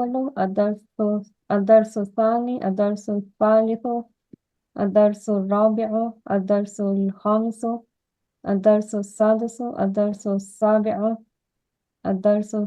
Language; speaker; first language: Arabic; non-native, learner; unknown